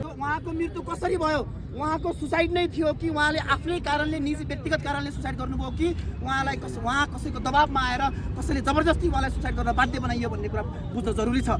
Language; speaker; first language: Nepali; native; Nepali